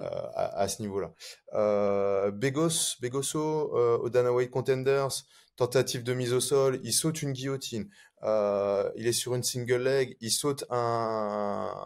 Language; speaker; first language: French; native; French